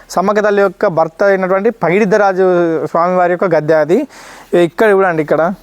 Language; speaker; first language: Telugu; native; Telugu